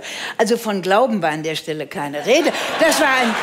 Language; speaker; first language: German; native; German